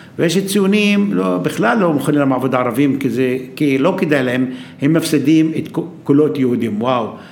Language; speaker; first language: Hebrew; non-native, local second language; Arabic